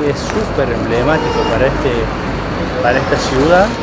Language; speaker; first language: Spanish; native; Spanish